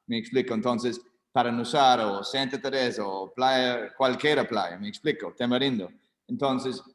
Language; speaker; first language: Spanish; non-native, learner; English